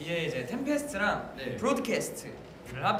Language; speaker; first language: Korean; native; Korean